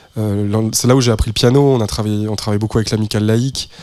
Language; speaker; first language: French; native; French